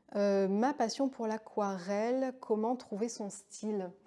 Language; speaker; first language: French; native; French